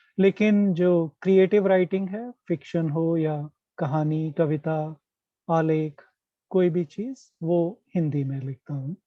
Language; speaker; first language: Hindi; native; Hindi